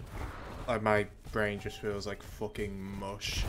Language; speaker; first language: English; native; English